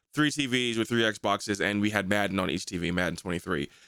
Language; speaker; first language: English; native; English